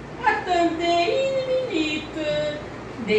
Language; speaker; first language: French; non-native, learner; Portuguese